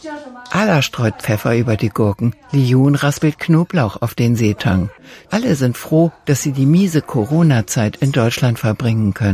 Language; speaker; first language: German; native; German